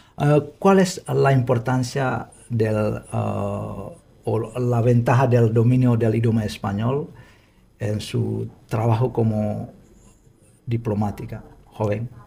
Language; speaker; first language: Spanish; non-native, fluent; Indonesian